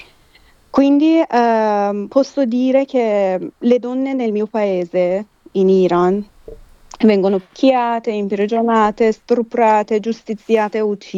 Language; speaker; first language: Italian; non-native, fluent; Persian